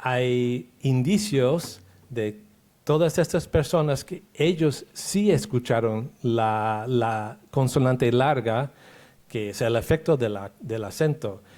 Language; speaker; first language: Spanish; non-native, fluent; English